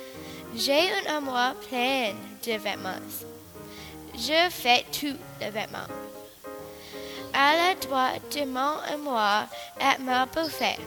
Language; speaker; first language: French; non-native, learner; English